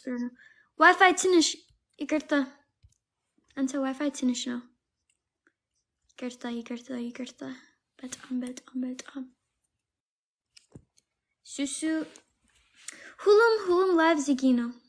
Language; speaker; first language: Amharic; non-native, learner; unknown